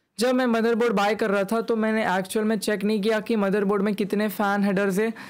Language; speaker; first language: Hindi; native; Hindi